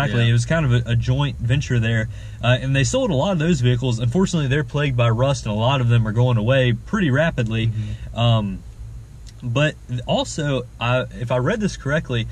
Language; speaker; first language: English; native; English